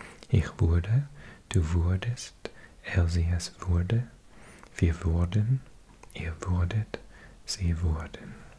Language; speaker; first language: German; non-native, learner; English